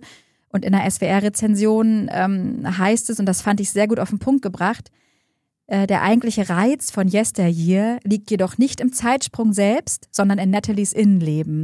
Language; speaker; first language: German; native; German